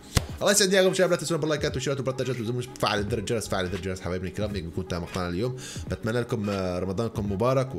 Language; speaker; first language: Arabic; native; Arabic